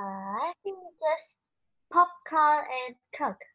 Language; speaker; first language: English; non-native, learner; Vietnamese